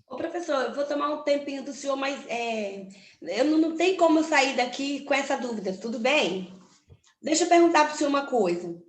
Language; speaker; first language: Portuguese; native; Portuguese